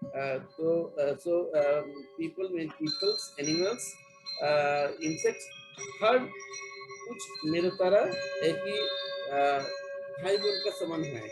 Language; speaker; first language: Hindi; non-native, local second language; Bangla